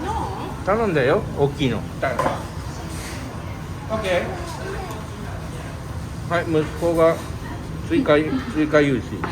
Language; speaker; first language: Japanese; native; Japanese